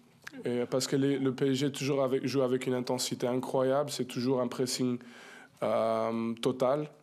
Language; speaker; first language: French; native; French